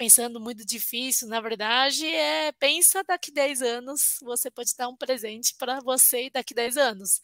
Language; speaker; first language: Portuguese; non-native, fluent; Chinese